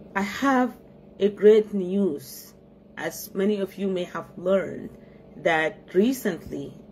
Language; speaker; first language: English; non-native, fluent; Arabic